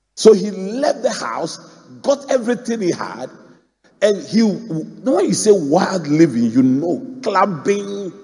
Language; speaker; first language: English; non-native, local second language; Akan